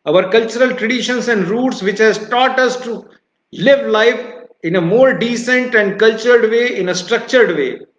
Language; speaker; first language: English; non-native, local second language; Hindi